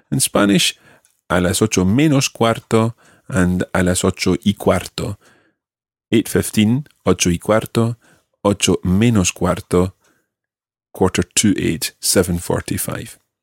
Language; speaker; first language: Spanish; non-native, fluent; English